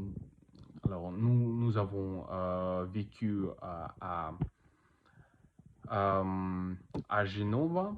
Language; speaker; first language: French; non-native, learner; Russian